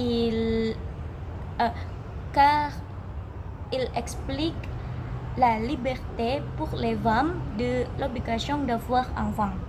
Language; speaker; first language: French; non-native, learner; Indonesian